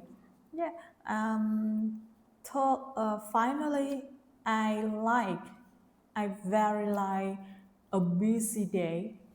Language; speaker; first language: English; non-native, learner; Vietnamese